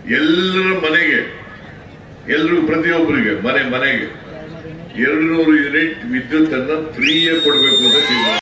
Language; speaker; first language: Kannada; native; Kannada